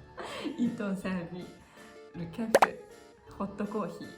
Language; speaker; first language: French; non-native, fluent; Japanese